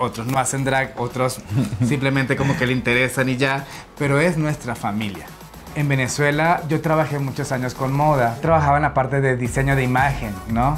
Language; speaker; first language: Spanish; native; Spanish